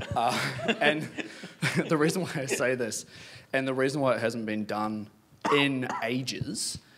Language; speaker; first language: English; native; English